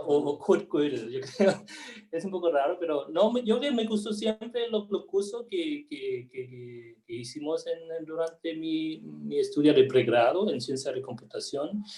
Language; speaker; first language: Spanish; non-native, fluent; German